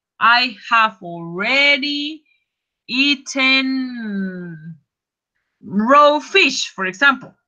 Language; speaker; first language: English; non-native, fluent; Spanish